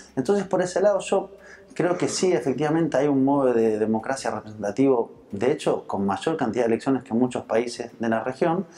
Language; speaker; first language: Spanish; early bilingual, heritage; Spanish